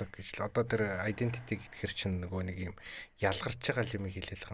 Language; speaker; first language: Mongolian; native; Mongolian